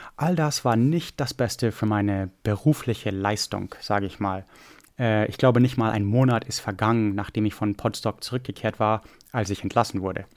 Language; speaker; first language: German; non-native, fluent; English